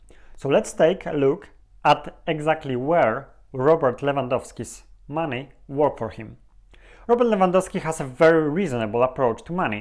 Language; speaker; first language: English; non-native, fluent; Polish